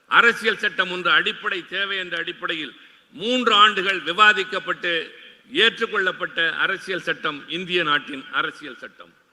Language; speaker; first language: Tamil; native; Tamil